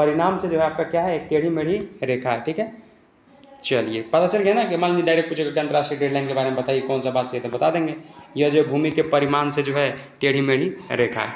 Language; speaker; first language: Hindi; native; Hindi